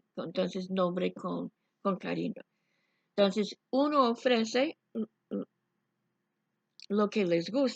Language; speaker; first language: Spanish; non-native, fluent; English